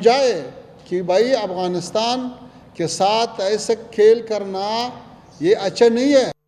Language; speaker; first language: Hindi; non-native, learner; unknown